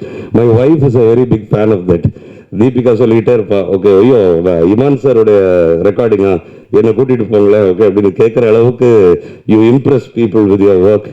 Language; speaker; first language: Tamil; native; Tamil